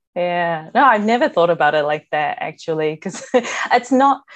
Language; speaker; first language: English; native; English